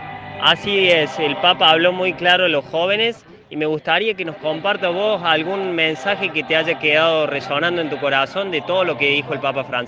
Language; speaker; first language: Spanish; native; Spanish